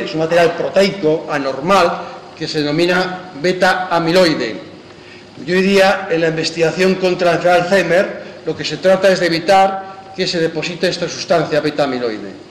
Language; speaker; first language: Spanish; native; Spanish